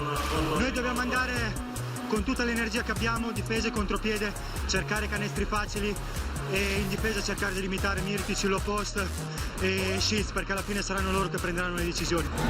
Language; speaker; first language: Italian; native; Italian